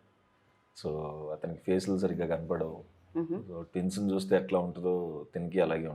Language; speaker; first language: Telugu; native; Telugu